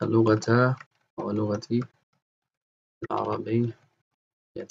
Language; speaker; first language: Arabic; non-native, fluent; English